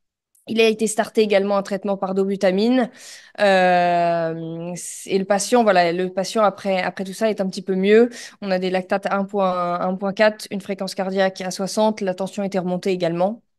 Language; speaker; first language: French; native; French